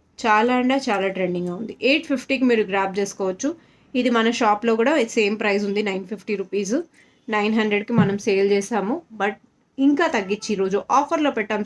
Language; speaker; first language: Telugu; native; Telugu